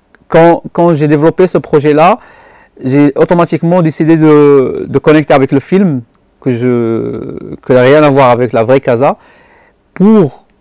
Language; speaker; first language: French; non-native, local second language; Arabic